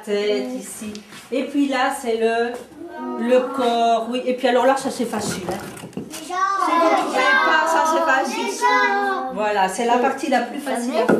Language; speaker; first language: French; native; French